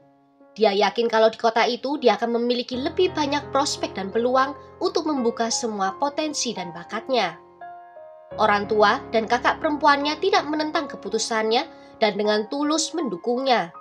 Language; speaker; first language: Indonesian; native; Indonesian